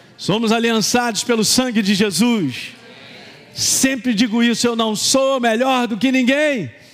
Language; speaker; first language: Portuguese; native; Portuguese